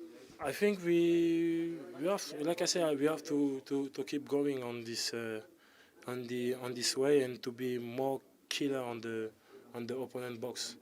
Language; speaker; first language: English; non-native, learner; French